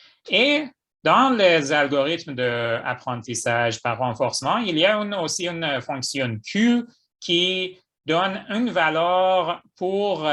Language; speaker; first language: French; non-native, fluent; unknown